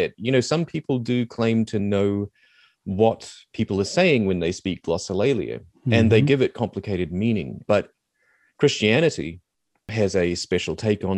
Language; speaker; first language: English; native; English